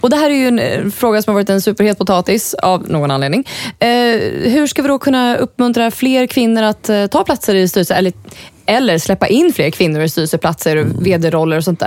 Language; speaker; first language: Swedish; native; Swedish